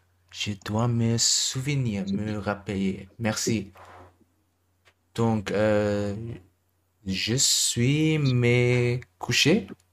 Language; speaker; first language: French; non-native, learner; German